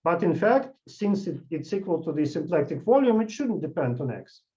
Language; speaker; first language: English; non-native, fluent; Russian